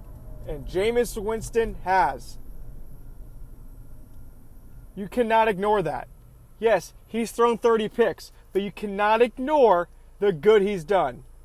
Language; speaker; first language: English; native; English